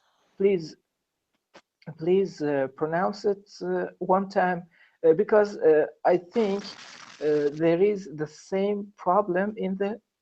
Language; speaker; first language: English; non-native, learner; Persian